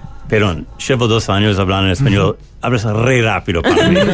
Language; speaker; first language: Spanish; non-native, learner; English